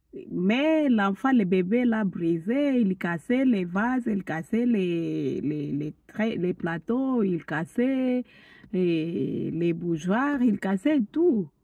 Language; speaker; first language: French; non-native, local second language; Swahili